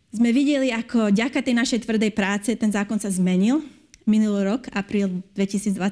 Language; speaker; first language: Slovak; early bilingual, heritage; Slovak